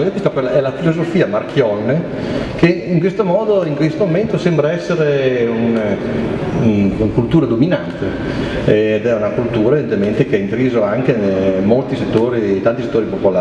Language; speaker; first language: Italian; native; Italian